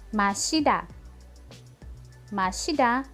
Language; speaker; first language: Korean; non-native, learner; Filipino